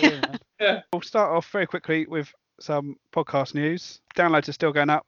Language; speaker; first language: English; native; English